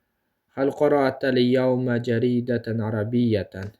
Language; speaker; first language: Arabic; non-native, fluent; Kyrgyz